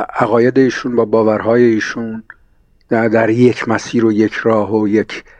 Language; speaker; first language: Persian; native; Persian